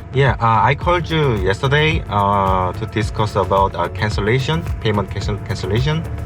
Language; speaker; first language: English; non-native, learner; Korean